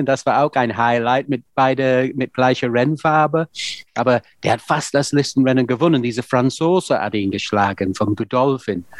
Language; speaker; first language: German; non-native, fluent; English